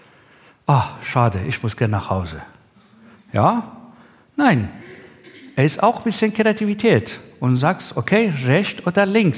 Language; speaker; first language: German; non-native, learner; Persian